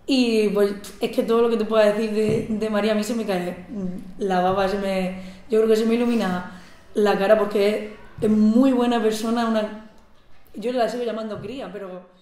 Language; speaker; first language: Spanish; native; Spanish